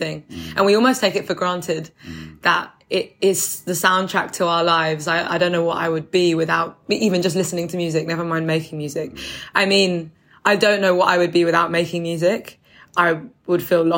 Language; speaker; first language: English; native; English